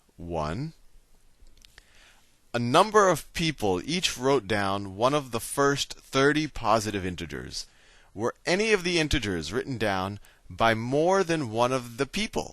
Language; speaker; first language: English; native; English